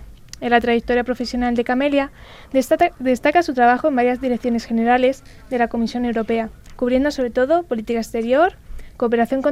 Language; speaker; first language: Spanish; native; Spanish